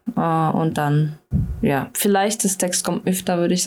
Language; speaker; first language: German; non-native, fluent; Croatian